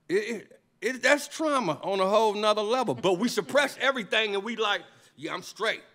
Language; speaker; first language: English; native; English